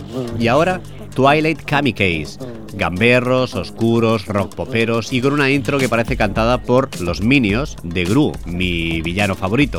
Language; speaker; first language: Spanish; native; Spanish